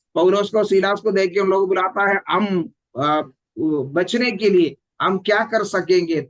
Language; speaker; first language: Hindi; non-native, local second language; Malayalam